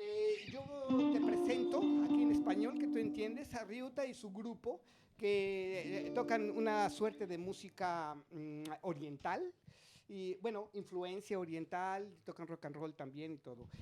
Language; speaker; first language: Spanish; native; Spanish